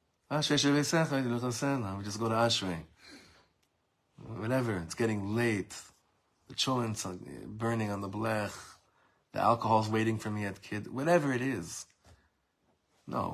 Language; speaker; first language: English; native; English